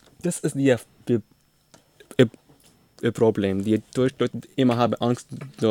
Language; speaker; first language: German; non-native, learner; Arabic